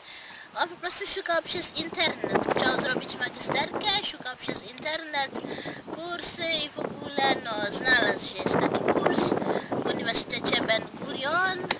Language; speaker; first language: Polish; non-native, fluent; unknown